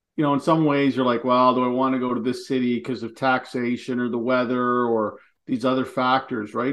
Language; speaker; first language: English; native; English